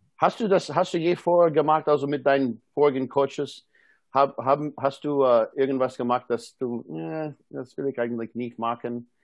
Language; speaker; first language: German; non-native, fluent; English